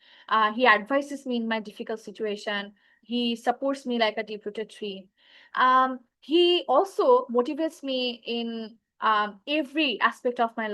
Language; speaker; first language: English; non-native, fluent; Bangla